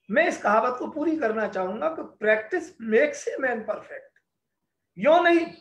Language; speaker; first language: Hindi; native; Hindi